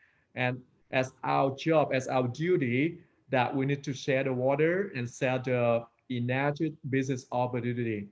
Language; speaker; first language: English; non-native, fluent; Vietnamese